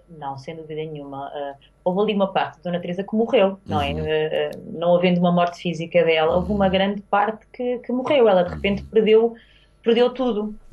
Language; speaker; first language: Portuguese; native; Portuguese